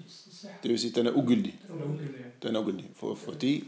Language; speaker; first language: Danish; non-native, fluent; Arabic